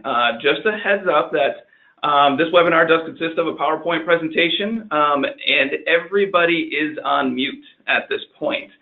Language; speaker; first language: English; native; English